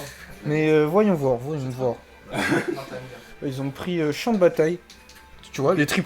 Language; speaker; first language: French; native; French